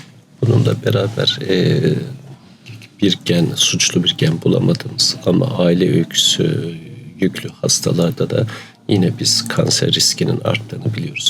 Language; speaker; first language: Turkish; native; Turkish